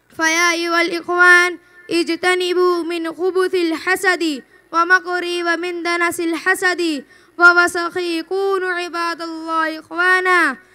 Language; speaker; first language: Arabic; non-native, learner; Urdu